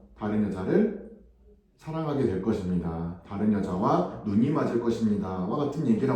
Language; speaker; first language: Korean; native; Korean